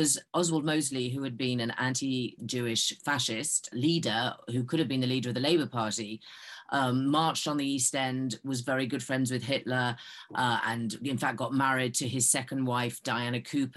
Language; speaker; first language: English; native; English